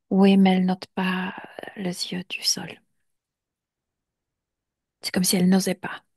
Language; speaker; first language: French; non-native, fluent; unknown